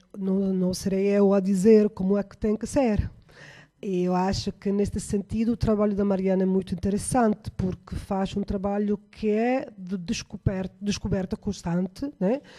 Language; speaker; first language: Portuguese; non-native, fluent; Italian